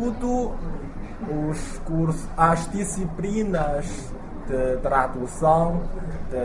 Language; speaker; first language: Portuguese; non-native, learner; Chinese